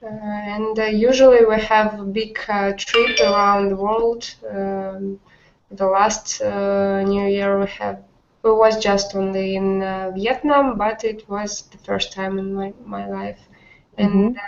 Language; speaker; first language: English; non-native, learner; Russian